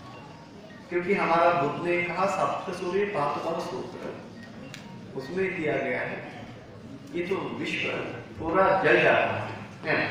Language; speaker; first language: Hindi; non-native, learner; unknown